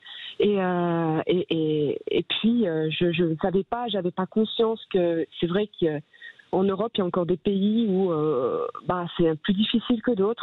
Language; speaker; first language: French; native; French